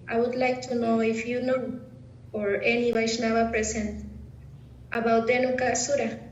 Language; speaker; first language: English; non-native, fluent; Spanish